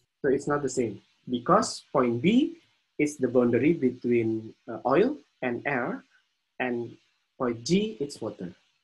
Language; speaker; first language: English; non-native, fluent; Indonesian